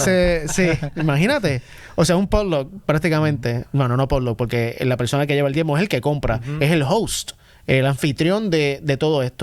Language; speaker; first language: Spanish; native; Spanish